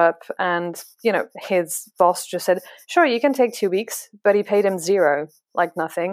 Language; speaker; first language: English; non-native, fluent; French